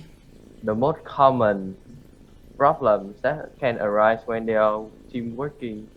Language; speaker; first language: English; non-native, learner; Vietnamese